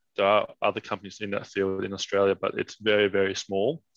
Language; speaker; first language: English; non-native, fluent; Danish